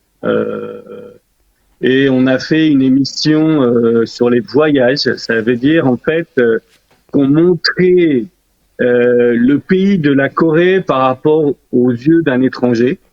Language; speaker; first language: French; early bilingual, other home language; Korean